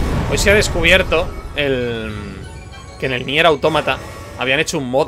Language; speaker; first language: Spanish; native; Spanish